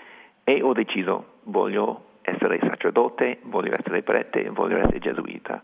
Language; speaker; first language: Italian; non-native, fluent; English